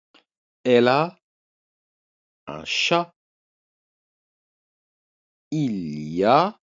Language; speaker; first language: French; non-native, fluent; Arabic